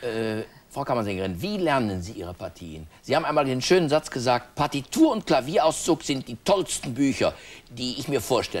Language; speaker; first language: German; native; German